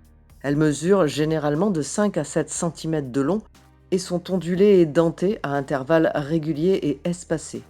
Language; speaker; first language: French; native; French